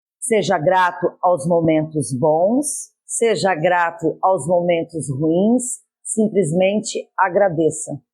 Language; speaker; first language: Portuguese; native; Portuguese